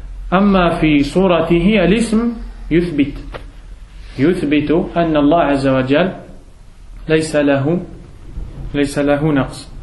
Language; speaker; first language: Arabic; non-native, fluent; French